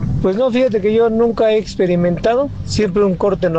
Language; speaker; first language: Spanish; native; Spanish